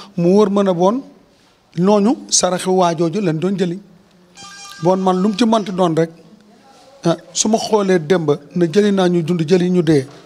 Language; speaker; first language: Wolof; native; Wolof